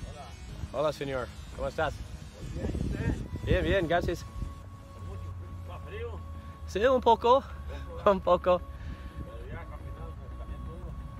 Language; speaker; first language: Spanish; non-native, learner; English